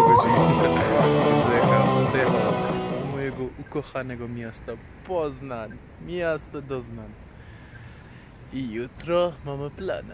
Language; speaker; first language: Polish; non-native, fluent; Persian